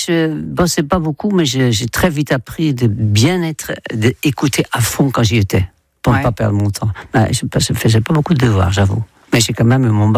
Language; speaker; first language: French; non-native, fluent; Dutch